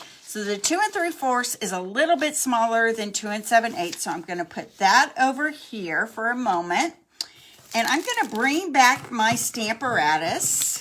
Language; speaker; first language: English; native; English